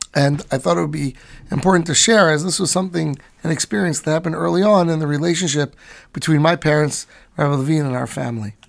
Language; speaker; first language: English; native; English